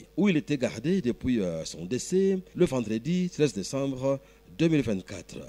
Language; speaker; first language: French; non-native, local second language; Swahili